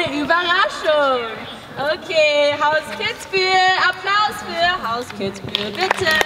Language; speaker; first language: German; non-native, fluent; English